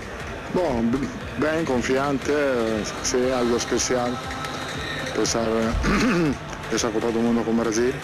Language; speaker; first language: Portuguese; non-native, fluent; Italian